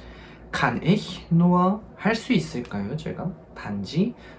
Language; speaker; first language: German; non-native, fluent; Korean